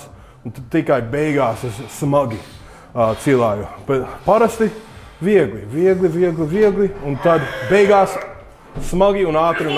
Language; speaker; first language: Latvian; early bilingual, heritage; English